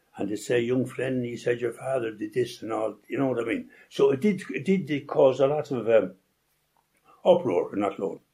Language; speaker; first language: English; native; English